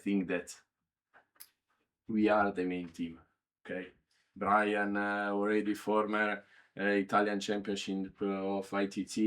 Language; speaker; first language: English; non-native, learner; Italian